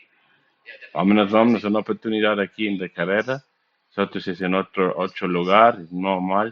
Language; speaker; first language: Spanish; non-native, learner; English